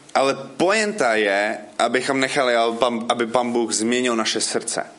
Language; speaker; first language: Czech; non-native, fluent; English